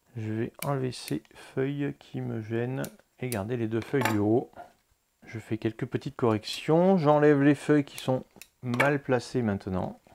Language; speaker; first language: French; native; French